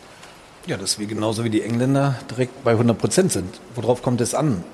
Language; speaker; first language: German; native; German